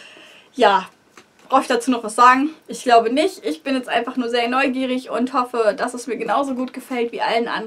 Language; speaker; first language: German; native; German